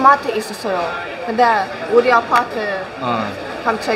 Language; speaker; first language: Korean; non-native, learner; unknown